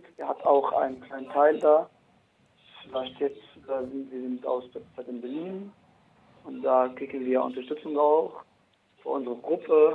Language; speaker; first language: German; non-native, learner; Arabic